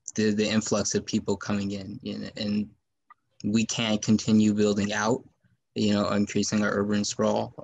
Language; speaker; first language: English; native; English